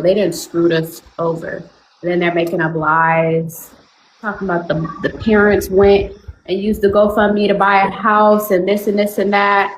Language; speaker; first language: English; native; English